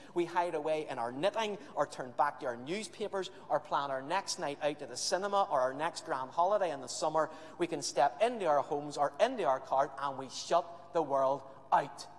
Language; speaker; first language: English; native; English